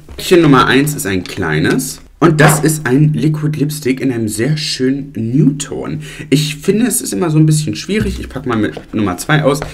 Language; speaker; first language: German; early bilingual, other home language; Italian